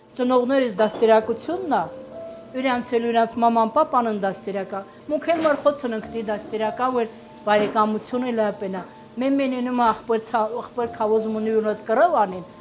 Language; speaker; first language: Armenian; native; Armenian